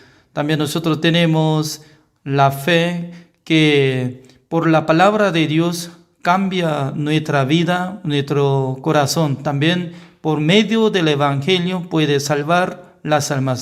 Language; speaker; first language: Spanish; non-native, learner; Korean